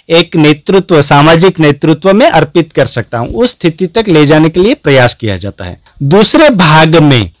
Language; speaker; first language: Hindi; non-native, local second language; Gujarati